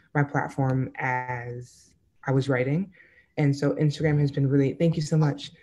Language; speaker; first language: English; native; English